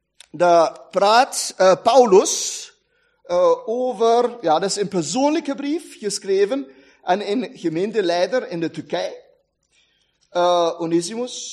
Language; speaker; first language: Dutch; non-native, fluent; German